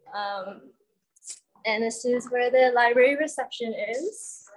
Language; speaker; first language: English; native; English